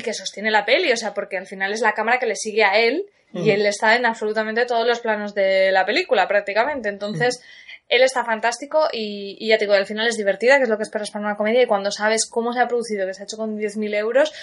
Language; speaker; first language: Spanish; native; Spanish